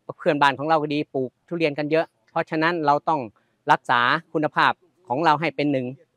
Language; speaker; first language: Thai; native; Thai